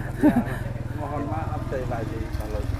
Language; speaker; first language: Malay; non-native, local second language; Javanese